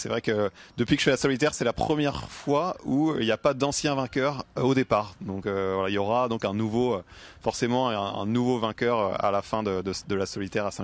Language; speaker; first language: French; native; French